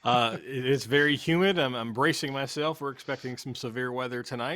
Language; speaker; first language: English; native; English